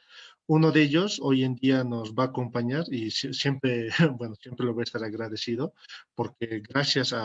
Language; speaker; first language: Spanish; native; Spanish